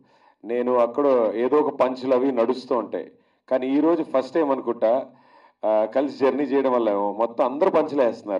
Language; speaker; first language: Telugu; native; Telugu